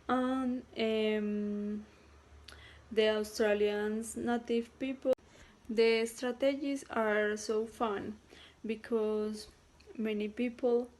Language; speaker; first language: English; non-native, learner; Spanish